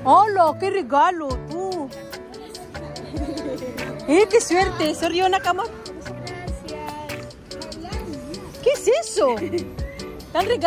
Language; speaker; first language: Spanish; non-native, fluent; Filipino